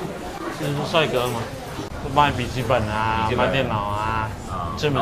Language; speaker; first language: Chinese; native; Chinese